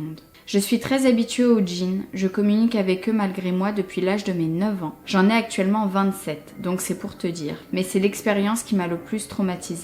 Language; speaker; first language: French; native; French